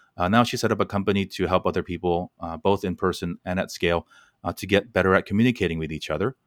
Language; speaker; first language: English; native; English